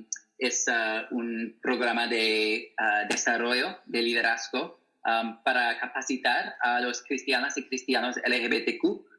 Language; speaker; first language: Spanish; non-native, learner; English